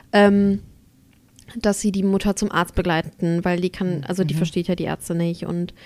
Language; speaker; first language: German; early bilingual, other home language; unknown